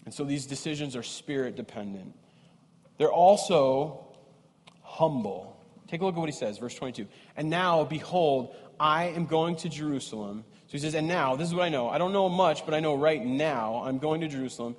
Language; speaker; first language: English; native; English